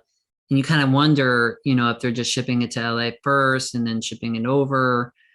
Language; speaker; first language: English; native; English